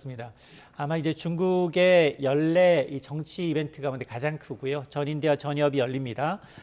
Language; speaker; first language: Korean; native; Korean